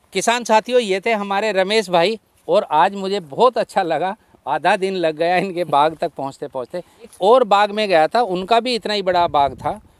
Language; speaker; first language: Hindi; native; Hindi